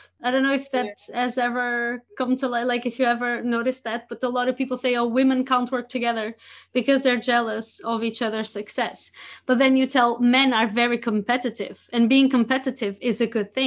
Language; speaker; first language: English; non-native, fluent; Portuguese